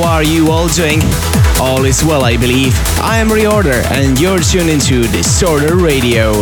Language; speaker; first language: English; non-native, fluent; Slovak